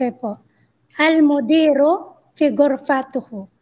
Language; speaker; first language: Arabic; non-native, learner; Filipino